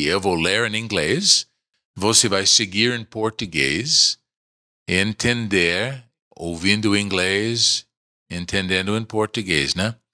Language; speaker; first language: Portuguese; non-native, fluent; English